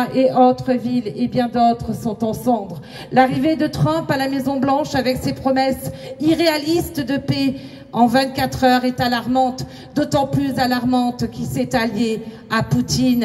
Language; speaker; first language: French; native; French